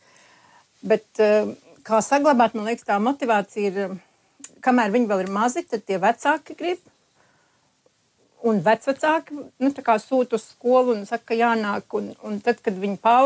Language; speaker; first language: Latvian; early bilingual, heritage; Latvian